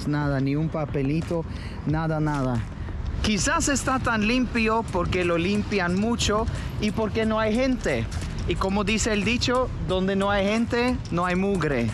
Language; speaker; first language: Spanish; non-native, fluent; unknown